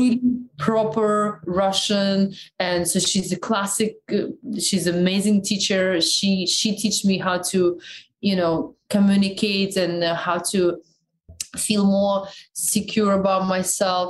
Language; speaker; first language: English; non-native, fluent; Russian